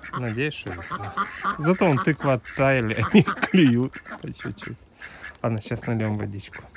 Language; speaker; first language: Russian; native; Russian